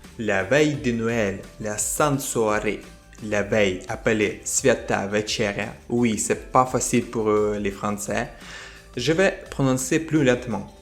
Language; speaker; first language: French; non-native, fluent; Ukrainian